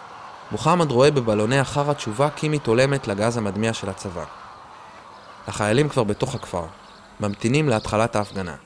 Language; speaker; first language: Hebrew; native; Hebrew